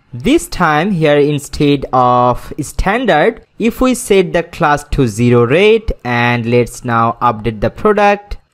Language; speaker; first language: English; non-native, local second language; Bangla